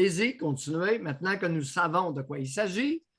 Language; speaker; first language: French; native; French